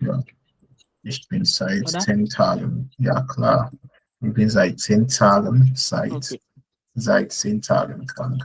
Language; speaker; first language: German; non-native, fluent; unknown